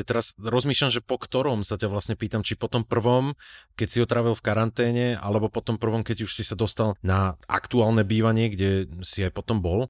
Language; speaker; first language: Slovak; native; Slovak